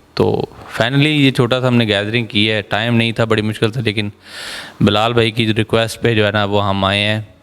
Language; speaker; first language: Urdu; non-native, local second language; Punjabi